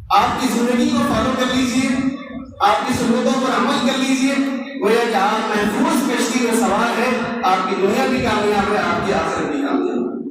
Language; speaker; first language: Urdu; native; Urdu